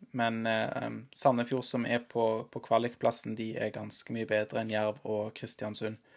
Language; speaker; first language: Norwegian; native; Norwegian